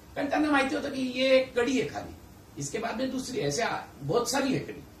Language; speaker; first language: Hindi; non-native, local second language; Marathi